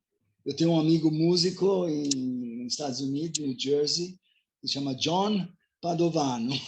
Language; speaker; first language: Portuguese; non-native, fluent; Italian